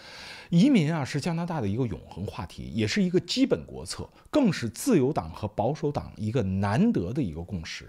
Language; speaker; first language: Chinese; native; Chinese